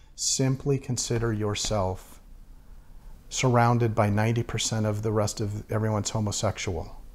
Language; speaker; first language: English; native; English